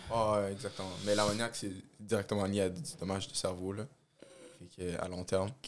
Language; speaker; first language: French; early bilingual, other home language; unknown